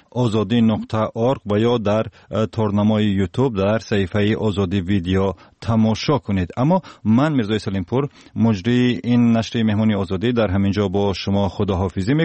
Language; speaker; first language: Tajik; native; Tajik